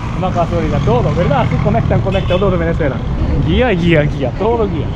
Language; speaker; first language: Spanish; non-native, learner; Japanese